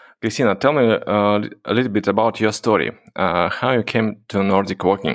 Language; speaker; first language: English; non-native, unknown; Russian